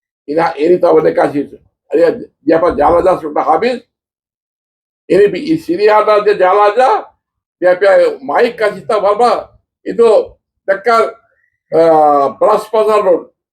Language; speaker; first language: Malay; non-native, learner; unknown